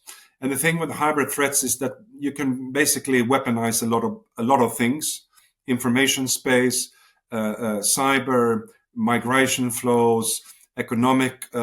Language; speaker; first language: English; non-native, fluent; Swedish